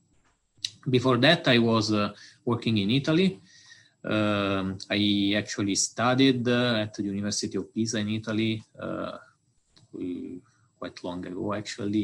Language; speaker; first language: English; non-native, fluent; Italian